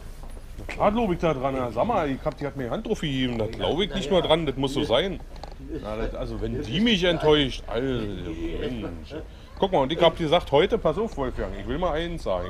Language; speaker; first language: German; native; German